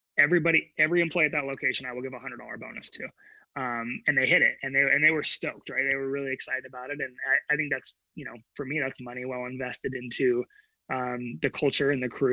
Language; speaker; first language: English; native; English